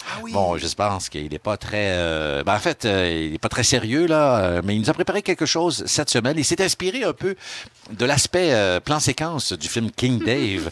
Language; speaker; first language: French; native; French